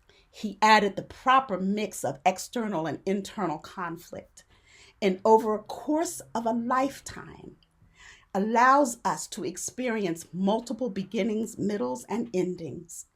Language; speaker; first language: English; native; English